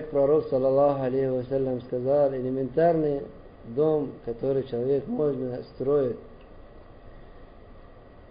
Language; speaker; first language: Russian; non-native, learner; Arabic